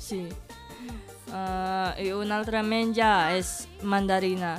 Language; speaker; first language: Catalan; non-native, learner; Indonesian